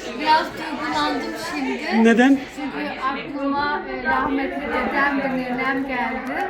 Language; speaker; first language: Turkish; early bilingual, heritage; Turkish